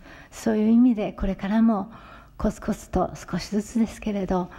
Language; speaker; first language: Japanese; native; Japanese